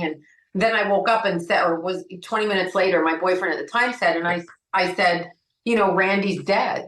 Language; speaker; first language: English; native; English